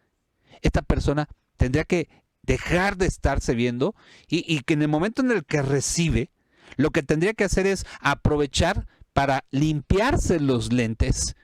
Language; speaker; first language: Spanish; native; Spanish